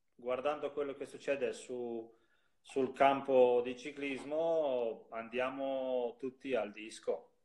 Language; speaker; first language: Italian; non-native, fluent; Polish